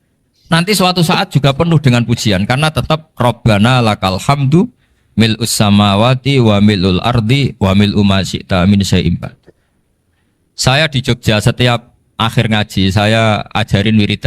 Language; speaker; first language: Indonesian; non-native, local second language; Javanese